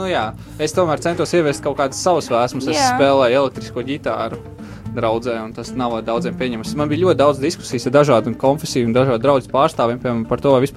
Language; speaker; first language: Latvian; native; Latvian